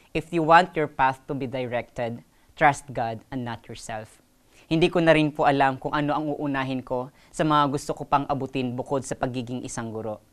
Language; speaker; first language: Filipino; non-native, local second language; Waray